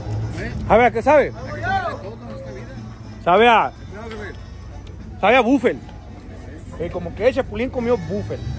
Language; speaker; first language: Spanish; native; Spanish